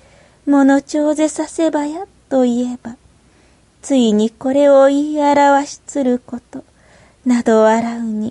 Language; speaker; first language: Japanese; native; Japanese